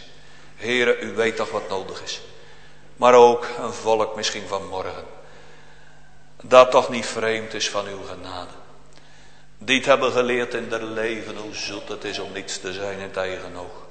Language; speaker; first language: Dutch; native; Dutch